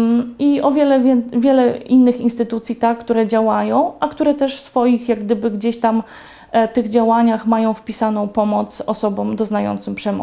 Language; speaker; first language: Polish; native; Polish